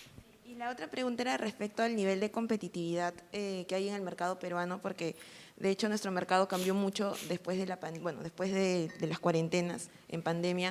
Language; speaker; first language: Spanish; native; Spanish